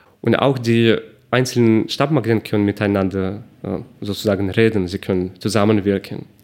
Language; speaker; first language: German; non-native, fluent; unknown